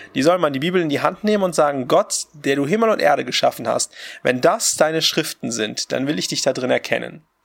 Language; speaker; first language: German; early bilingual, other home language; Russian